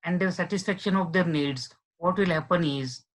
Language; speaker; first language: English; non-native, local second language; Marathi